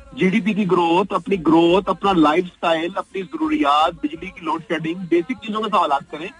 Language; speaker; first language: Urdu; non-native, local second language; Bangla